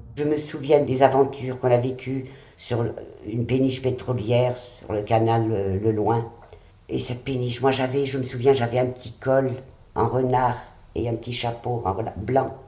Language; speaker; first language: French; early bilingual, other home language; Catalan